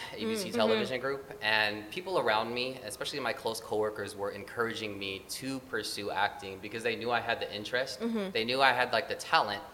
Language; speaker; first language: English; early bilingual, other home language; Filipino